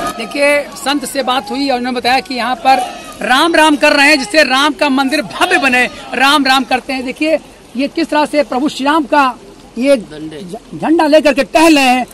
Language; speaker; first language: Hindi; native; Hindi